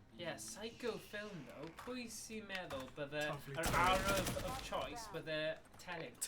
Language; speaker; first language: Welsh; non-native, local second language; English